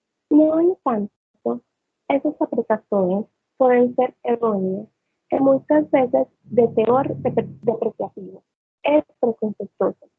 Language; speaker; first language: Portuguese; non-native, learner; Spanish